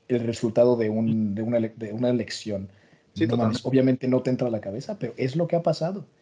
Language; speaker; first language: Spanish; native; Spanish